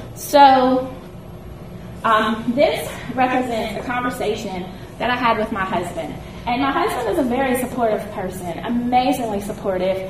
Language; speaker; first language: English; native; English